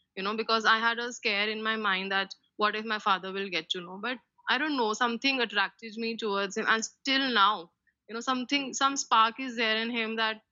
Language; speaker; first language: English; non-native, local second language; Hindi